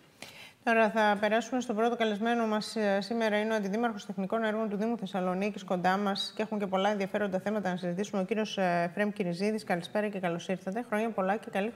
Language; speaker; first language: Greek; native; Greek